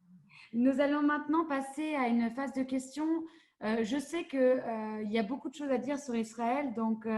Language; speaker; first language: French; native; French